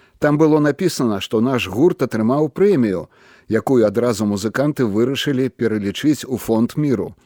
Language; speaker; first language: Belarusian; native; Belarusian